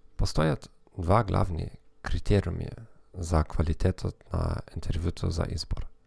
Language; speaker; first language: Macedonian; non-native, fluent; German